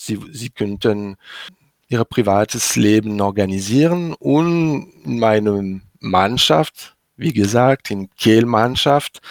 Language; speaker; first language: German; non-native, learner; French